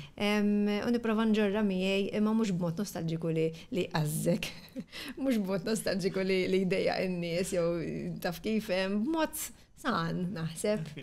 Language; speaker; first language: Maltese; native; Maltese